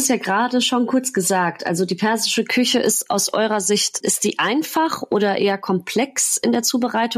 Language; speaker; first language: German; native; German